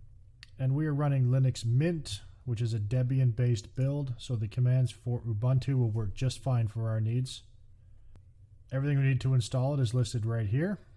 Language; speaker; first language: English; native; English